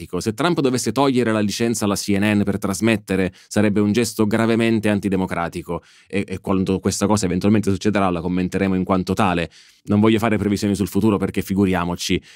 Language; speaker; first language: Italian; native; Italian